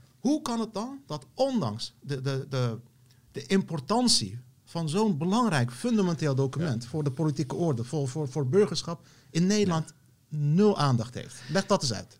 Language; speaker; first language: Dutch; early bilingual, other home language; Turkish